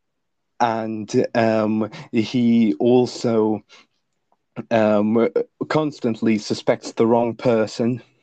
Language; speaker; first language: English; non-native, fluent; Lithuanian